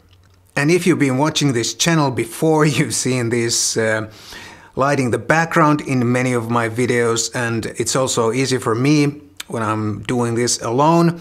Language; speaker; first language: English; non-native, fluent; Finnish